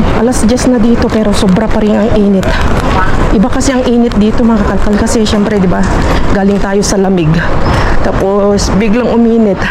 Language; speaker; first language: Filipino; native; Filipino